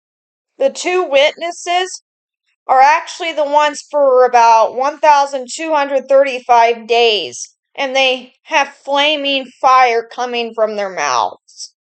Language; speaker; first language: English; native; English